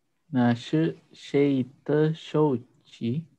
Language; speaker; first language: Chinese; non-native, learner; Indonesian